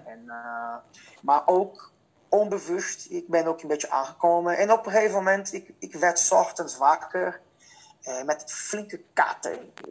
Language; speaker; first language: Dutch; non-native, fluent; Portuguese